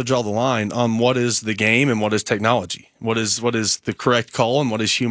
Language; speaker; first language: English; native; English